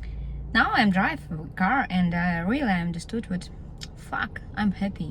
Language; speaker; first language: English; non-native, learner; Russian